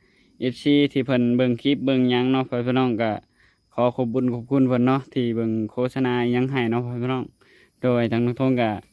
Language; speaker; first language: Thai; non-native, local second language; Lao